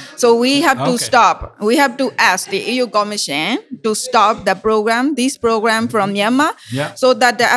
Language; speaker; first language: English; non-native, learner; Burmese